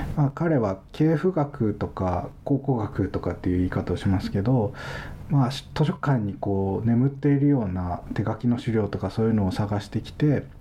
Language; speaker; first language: Japanese; native; Japanese